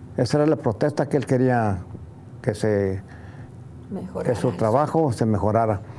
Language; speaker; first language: Spanish; native; Spanish